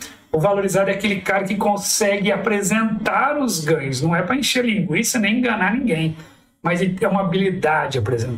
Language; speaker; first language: Portuguese; native; Portuguese